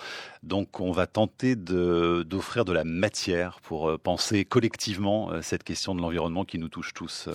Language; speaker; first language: French; native; French